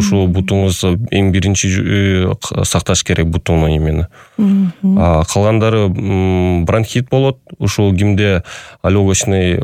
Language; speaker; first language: Kyrgyz; non-native, local second language; Russian